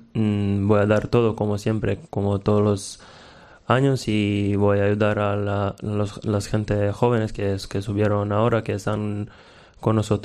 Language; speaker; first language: Spanish; non-native, fluent; Serbian